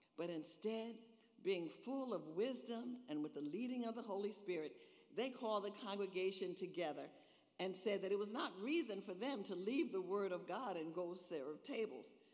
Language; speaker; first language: English; native; English